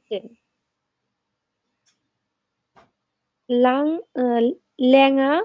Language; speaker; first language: German; non-native, learner; Bangla